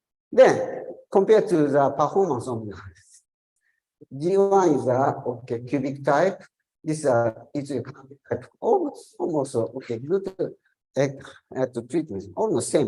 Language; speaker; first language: English; non-native, learner; Japanese